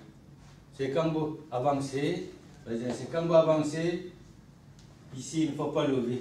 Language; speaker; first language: French; non-native, learner; Korean